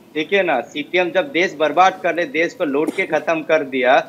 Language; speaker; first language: Hindi; non-native, local second language; Kok Borok